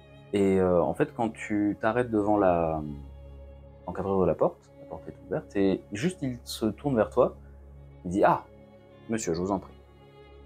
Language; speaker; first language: French; native; French